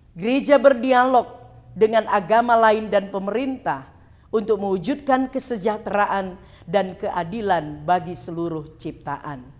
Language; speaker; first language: Indonesian; non-native, local second language; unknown